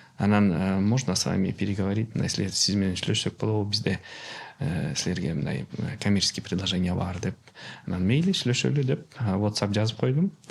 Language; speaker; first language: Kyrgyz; non-native, local second language; Russian